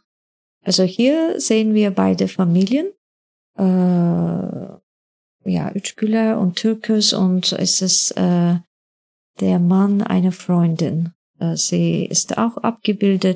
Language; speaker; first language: German; non-native, fluent; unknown